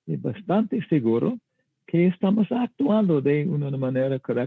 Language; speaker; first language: Spanish; non-native, learner; English